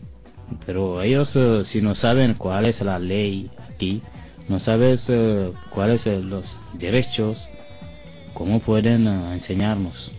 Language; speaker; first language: Spanish; non-native, learner; French